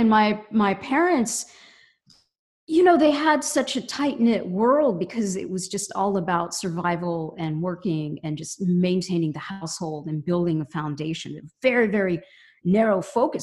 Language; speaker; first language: English; native; English